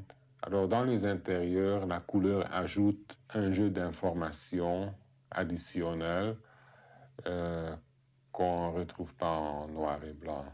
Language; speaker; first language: French; non-native, fluent; Hungarian